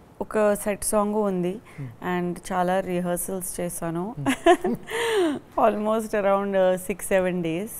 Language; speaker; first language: Telugu; non-native, fluent; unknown